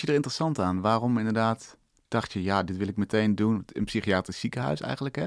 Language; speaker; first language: Dutch; native; Dutch